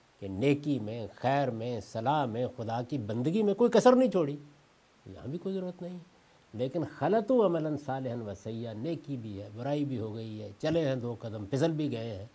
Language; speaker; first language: Urdu; non-native, local second language; Punjabi